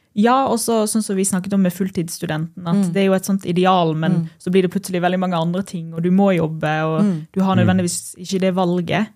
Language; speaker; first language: Norwegian; native; Norwegian